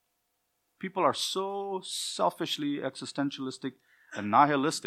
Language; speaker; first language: English; native; English